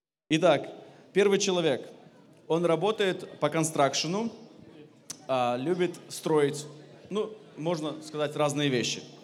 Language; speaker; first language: Russian; native; Russian